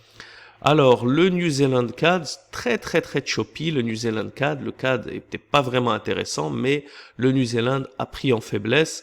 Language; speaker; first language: French; native; French